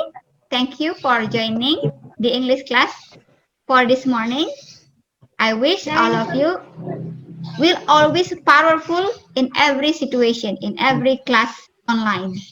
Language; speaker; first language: English; non-native, fluent; Indonesian